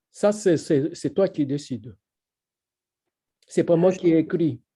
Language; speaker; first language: French; non-native, fluent; Japanese